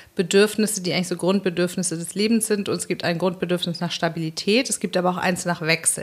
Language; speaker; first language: German; native; German